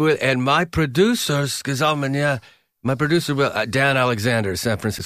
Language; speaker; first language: Russian; non-native, learner; English